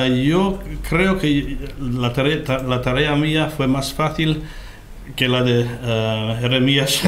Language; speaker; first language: Spanish; non-native, fluent; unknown